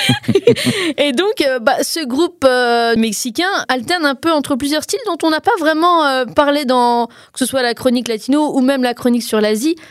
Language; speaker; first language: French; native; French